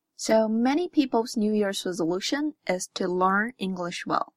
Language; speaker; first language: English; non-native, fluent; Chinese